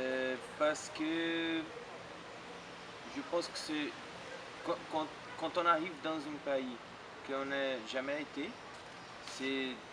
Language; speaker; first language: French; non-native, fluent; Portuguese